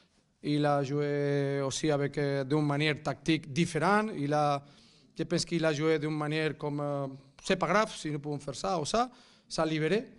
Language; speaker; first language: French; non-native, fluent; Catalan